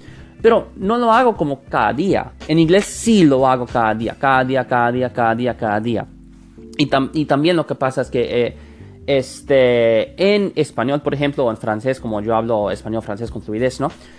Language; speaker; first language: Spanish; non-native, fluent; English